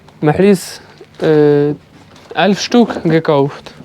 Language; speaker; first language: German; non-native, learner; Ukrainian